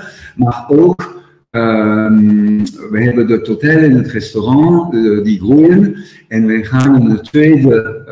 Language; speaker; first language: Dutch; non-native, local second language; French